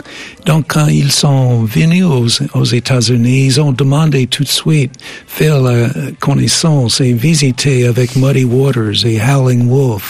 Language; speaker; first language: French; non-native, fluent; English